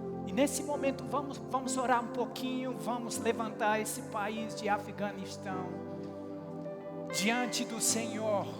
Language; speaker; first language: Portuguese; non-native, fluent; English